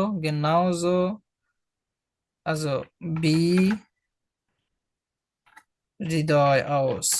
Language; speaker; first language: German; non-native, fluent; Bangla